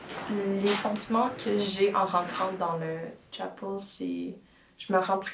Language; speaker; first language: French; non-native, local second language; English